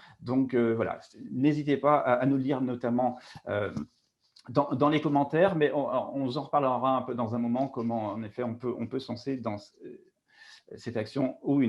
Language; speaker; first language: French; native; French